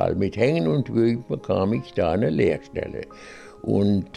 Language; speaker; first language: German; native; German